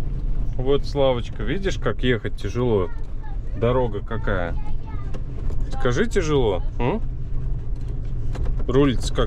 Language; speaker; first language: Russian; native; Russian